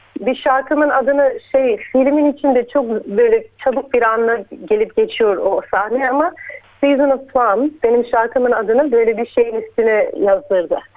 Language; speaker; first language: Turkish; early bilingual, heritage; Turkish